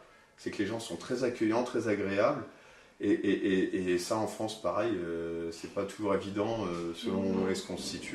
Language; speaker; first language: French; native; French